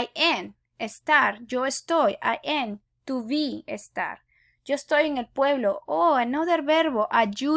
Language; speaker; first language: Spanish; non-native, fluent; English